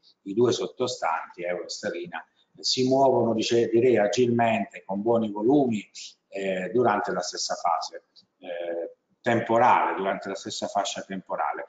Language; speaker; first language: Italian; native; Italian